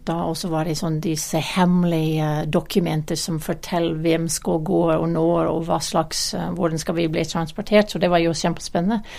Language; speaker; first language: Norwegian; non-native, fluent; English